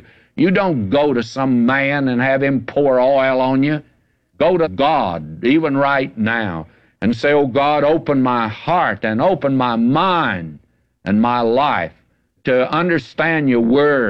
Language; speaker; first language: English; native; English